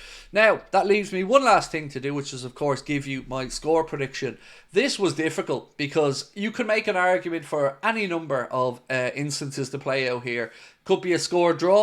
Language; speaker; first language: English; native; English